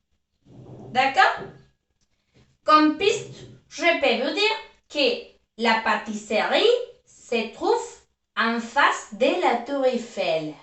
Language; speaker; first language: French; non-native, fluent; Spanish